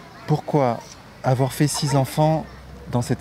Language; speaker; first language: French; native; French